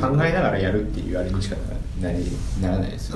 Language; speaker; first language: Japanese; native; Japanese